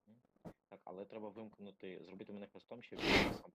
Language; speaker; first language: Ukrainian; native; Ukrainian